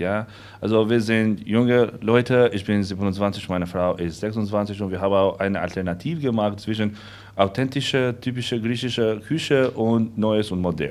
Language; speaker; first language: German; non-native, learner; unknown